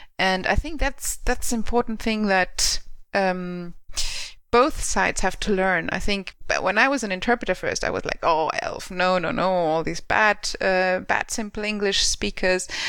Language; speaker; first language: English; non-native, fluent; German